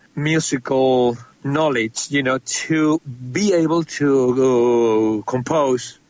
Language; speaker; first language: English; non-native, fluent; Spanish